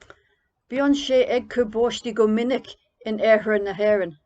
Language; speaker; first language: Irish; non-native, learner; English